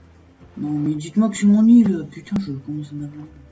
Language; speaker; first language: French; native; French